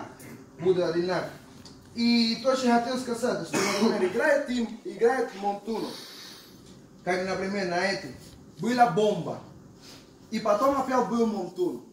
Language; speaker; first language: Russian; non-native, fluent; Spanish